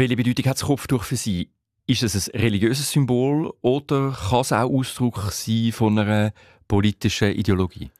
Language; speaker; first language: German; native; German